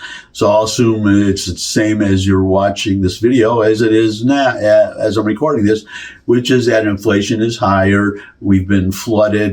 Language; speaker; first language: English; native; English